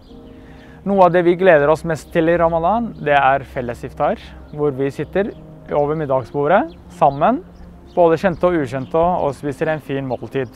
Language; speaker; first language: Norwegian; early bilingual, other home language; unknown